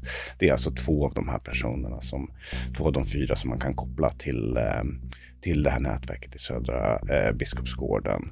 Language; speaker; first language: Swedish; native; Swedish